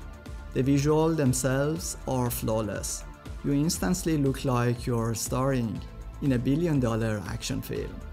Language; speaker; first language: English; non-native, fluent; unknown